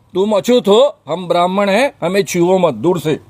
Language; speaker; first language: Hindi; non-native, local second language; Marathi